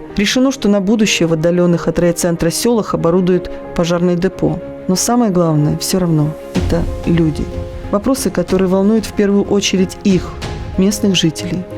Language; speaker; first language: Russian; native; Russian